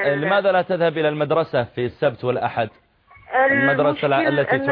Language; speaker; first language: Arabic; native; Arabic